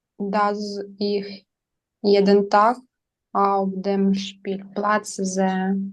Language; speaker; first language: German; non-native, learner; Ukrainian